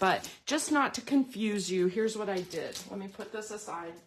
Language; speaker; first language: English; native; English